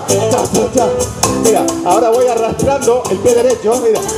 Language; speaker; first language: Spanish; native; Spanish